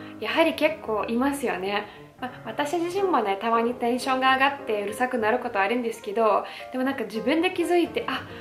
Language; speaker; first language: Japanese; non-native, fluent; Russian